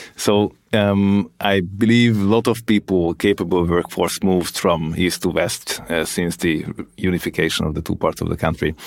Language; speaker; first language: English; non-native, fluent; Hungarian